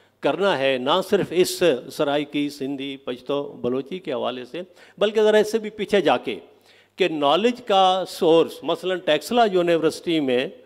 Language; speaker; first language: Urdu; non-native, local second language; Saraiki